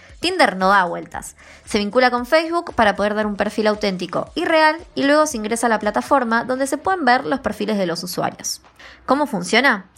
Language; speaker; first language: Spanish; native; Spanish